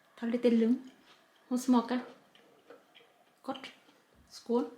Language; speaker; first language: Swedish; non-native, learner; Thai